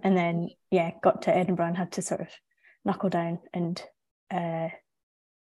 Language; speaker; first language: English; native; English